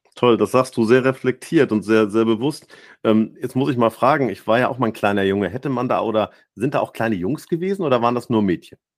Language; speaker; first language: German; native; German